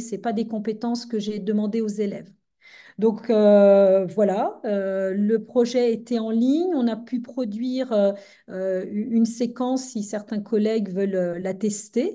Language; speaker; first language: French; native; French